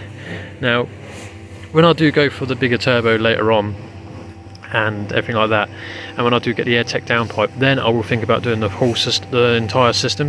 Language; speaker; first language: English; native; English